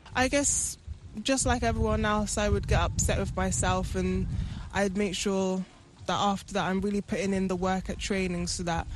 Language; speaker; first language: English; native; English